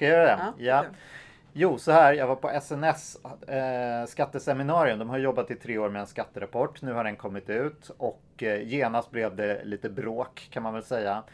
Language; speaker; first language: Swedish; native; Swedish